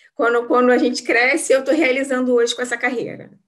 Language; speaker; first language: Portuguese; native; Portuguese